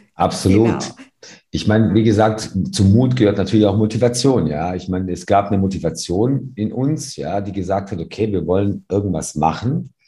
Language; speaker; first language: German; early bilingual, other home language; Serbian